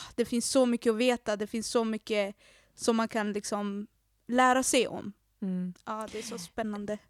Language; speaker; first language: Swedish; native; Swedish